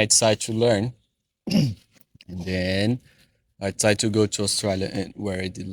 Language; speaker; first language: English; non-native, fluent; Portuguese